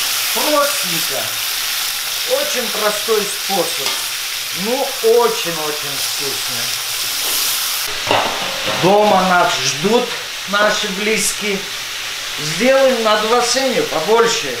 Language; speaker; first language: Russian; non-native, fluent; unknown